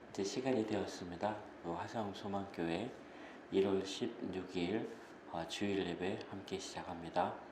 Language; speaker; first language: Korean; native; Korean